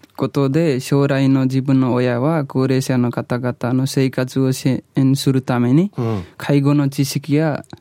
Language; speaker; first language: Japanese; non-native, learner; Nepali